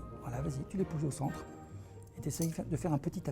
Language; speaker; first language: French; native; French